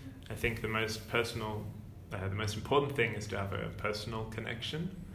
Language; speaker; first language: English; native; English